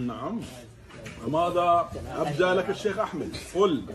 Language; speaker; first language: Arabic; native; Arabic